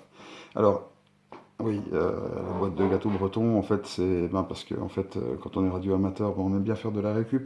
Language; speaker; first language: French; native; French